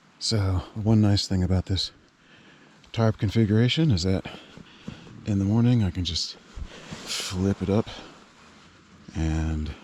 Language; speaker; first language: English; native; English